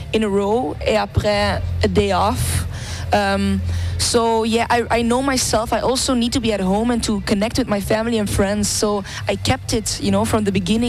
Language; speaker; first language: English; non-native, fluent; Dutch